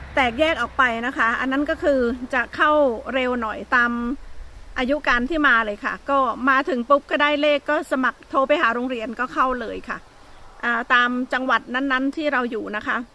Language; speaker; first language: Thai; native; Thai